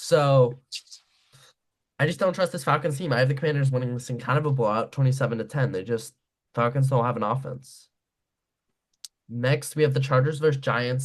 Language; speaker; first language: English; native; English